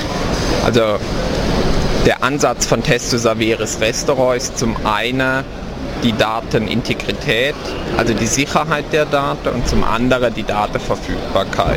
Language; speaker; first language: German; native; German